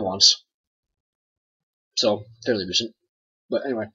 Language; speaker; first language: English; native; English